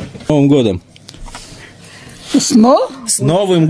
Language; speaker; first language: Russian; native; Russian